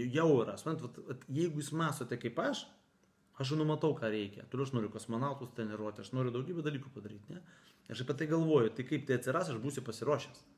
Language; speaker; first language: Lithuanian; native; Lithuanian